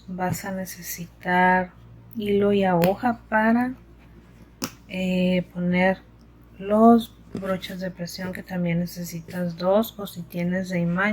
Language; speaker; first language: Spanish; native; Spanish